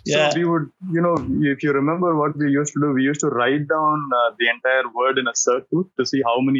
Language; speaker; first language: English; non-native, local second language; Tamil